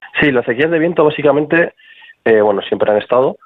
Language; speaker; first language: Spanish; native; Spanish